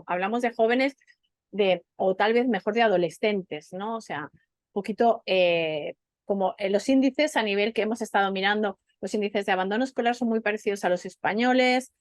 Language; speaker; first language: Spanish; native; Spanish